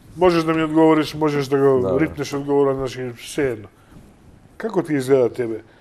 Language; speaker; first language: Macedonian; native; Macedonian